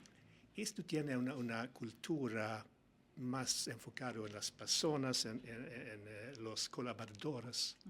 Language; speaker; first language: Spanish; non-native, learner; Swedish